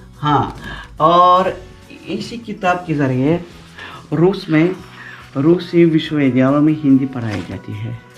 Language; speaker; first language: Hindi; non-native, fluent; Russian